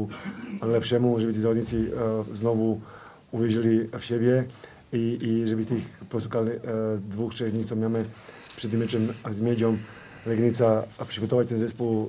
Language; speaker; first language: Polish; non-native, fluent; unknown